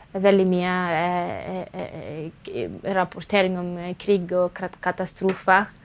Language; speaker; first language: Norwegian; non-native, fluent; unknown